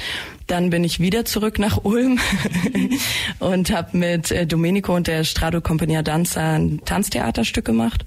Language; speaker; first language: German; native; German